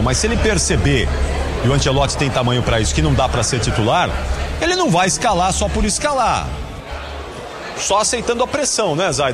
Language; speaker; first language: Portuguese; native; Portuguese